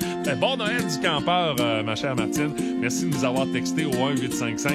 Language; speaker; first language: French; native; French